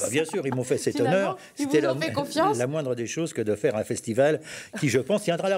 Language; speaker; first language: French; native; French